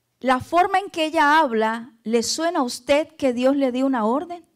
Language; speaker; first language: Spanish; native; Spanish